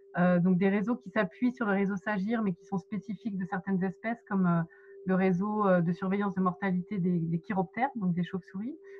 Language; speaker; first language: French; native; French